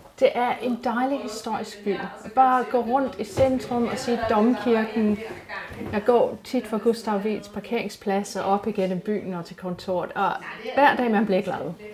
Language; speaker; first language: Danish; non-native, fluent; English